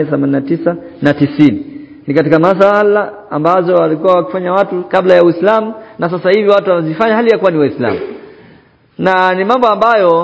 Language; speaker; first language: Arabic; non-native, fluent; Swahili